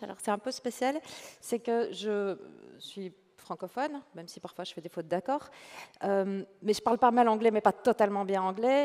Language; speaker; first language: French; native; French